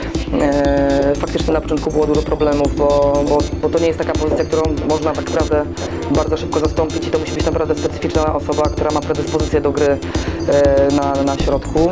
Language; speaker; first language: Polish; native; Polish